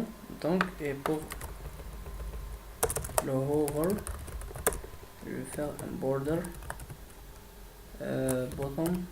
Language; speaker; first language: French; non-native, fluent; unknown